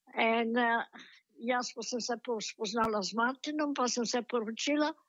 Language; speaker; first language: Slovenian; native; Slovenian